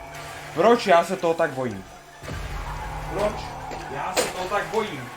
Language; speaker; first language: Czech; native; Czech